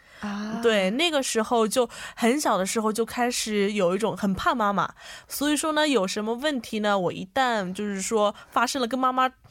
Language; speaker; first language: Chinese; native; Chinese